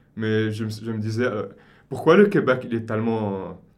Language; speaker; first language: French; non-native, local second language; Arabic